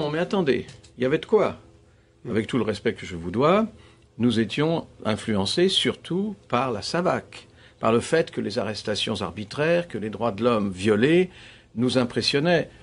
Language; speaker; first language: French; native; French